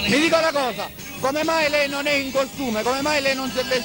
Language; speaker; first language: Italian; native; Italian